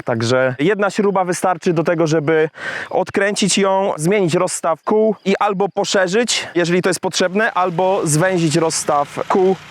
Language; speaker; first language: Polish; native; Polish